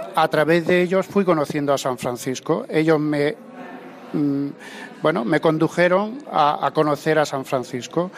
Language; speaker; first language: Spanish; native; Spanish